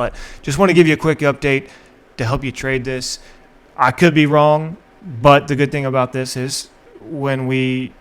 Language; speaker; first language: English; native; English